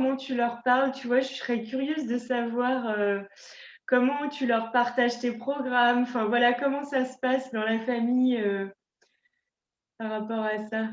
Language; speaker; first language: French; native; French